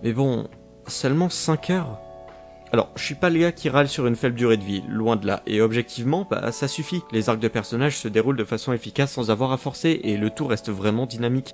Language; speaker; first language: French; native; French